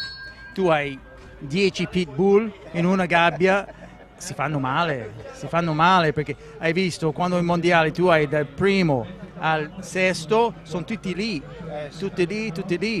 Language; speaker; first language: Italian; non-native, fluent; English